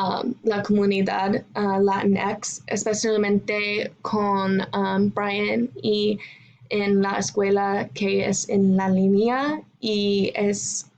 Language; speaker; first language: Spanish; non-native, learner; English